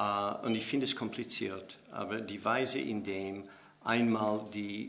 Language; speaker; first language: German; non-native, fluent; English